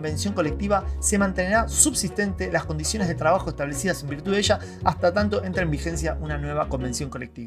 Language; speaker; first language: Spanish; native; Spanish